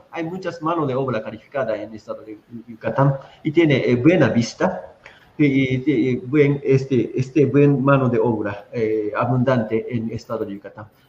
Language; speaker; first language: Spanish; non-native, fluent; Japanese